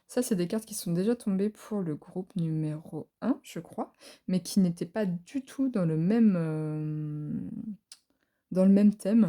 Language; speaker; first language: French; native; French